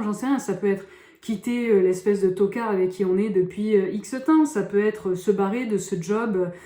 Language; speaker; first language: French; native; French